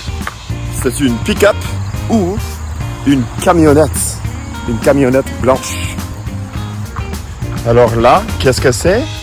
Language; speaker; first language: French; non-native, fluent; English